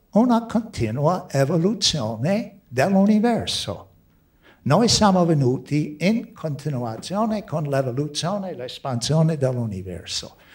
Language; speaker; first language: Italian; non-native, fluent; English